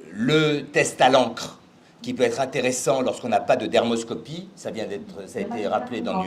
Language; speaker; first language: French; native; French